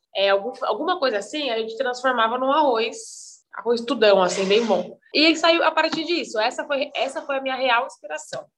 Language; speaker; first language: Portuguese; native; Portuguese